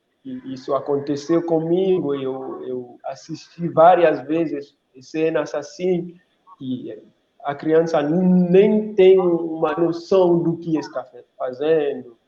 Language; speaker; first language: Portuguese; non-native, local second language; Haitian Creole